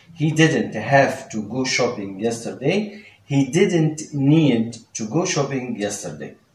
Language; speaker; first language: English; non-native, fluent; Arabic